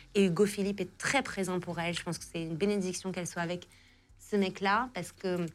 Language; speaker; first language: French; native; French